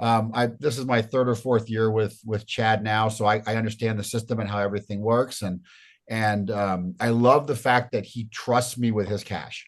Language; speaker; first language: English; native; English